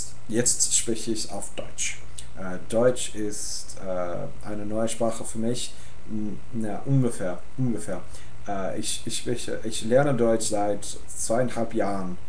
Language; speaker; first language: German; non-native, learner; English